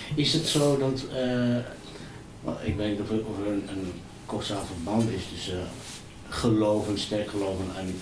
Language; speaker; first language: Dutch; native; Dutch